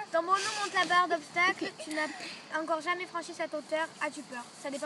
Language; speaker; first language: French; native; French